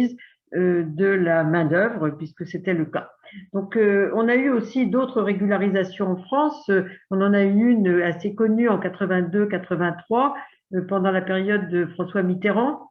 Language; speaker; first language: French; native; French